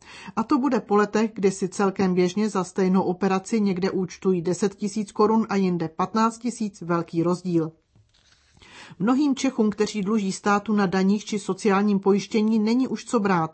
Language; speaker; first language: Czech; native; Czech